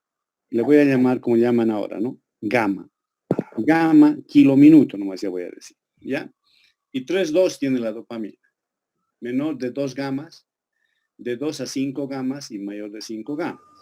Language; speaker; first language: Spanish; native; Spanish